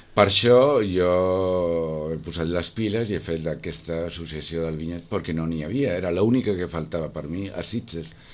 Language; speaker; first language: Catalan; non-native, local second language; Spanish